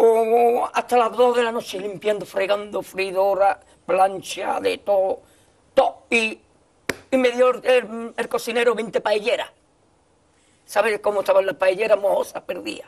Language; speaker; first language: Spanish; native; Spanish